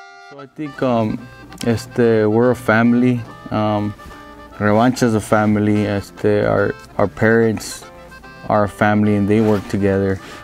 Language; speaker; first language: English; early bilingual, other home language; Spanish